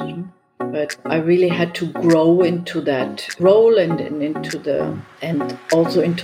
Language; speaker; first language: English; non-native, fluent; German